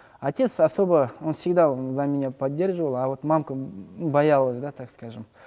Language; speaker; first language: Russian; non-native, local second language; Kazakh